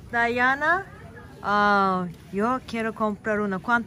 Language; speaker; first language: Spanish; non-native, learner; Turkish